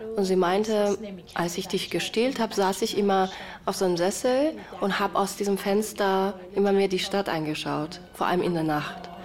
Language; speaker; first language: German; early bilingual, other home language; Persian